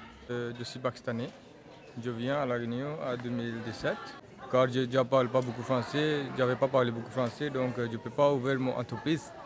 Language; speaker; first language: French; non-native, learner; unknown